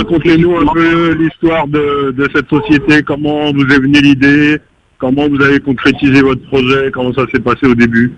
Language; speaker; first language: French; native; French